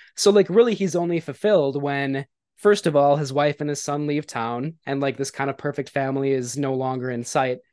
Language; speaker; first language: English; native; English